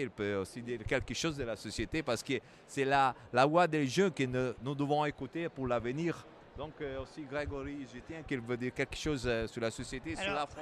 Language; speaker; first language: French; non-native, fluent; Italian